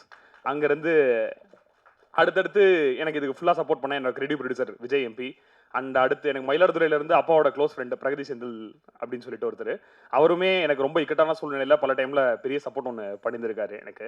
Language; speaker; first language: Tamil; native; Tamil